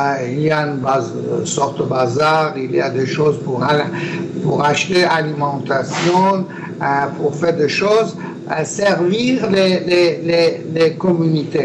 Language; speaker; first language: French; non-native, learner; Persian